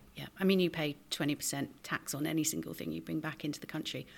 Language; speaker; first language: English; native; English